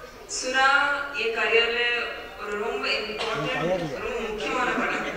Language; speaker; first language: Tamil; non-native, learner; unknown